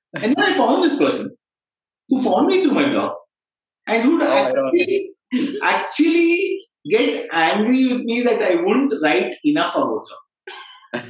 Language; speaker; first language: English; non-native, local second language; Kannada